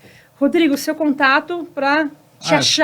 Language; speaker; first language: Portuguese; native; Portuguese